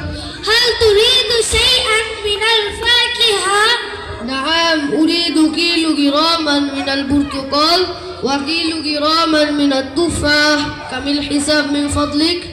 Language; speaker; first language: Arabic; non-native, learner; Bangla